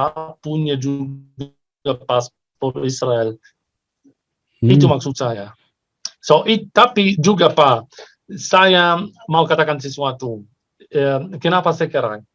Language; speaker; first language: Indonesian; non-native, fluent; Arabic